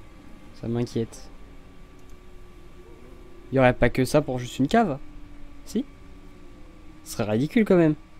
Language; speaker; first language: French; native; French